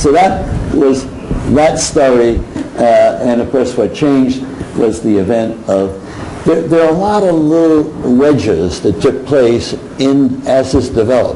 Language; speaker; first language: English; native; English